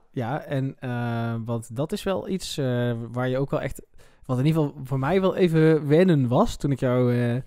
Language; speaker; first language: Dutch; native; Dutch